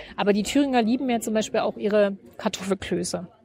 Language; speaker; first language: German; native; German